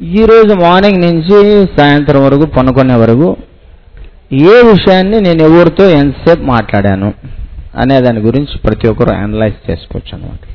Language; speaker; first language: Telugu; non-native, fluent; Hindi